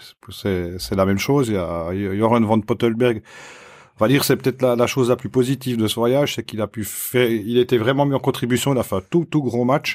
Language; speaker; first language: French; native; French